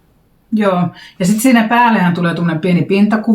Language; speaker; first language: Finnish; native; Finnish